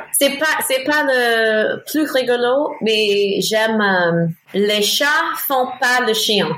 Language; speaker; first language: French; non-native, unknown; English